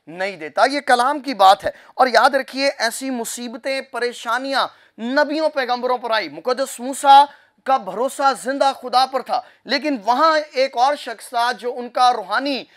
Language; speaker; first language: Urdu; non-native, local second language; Punjabi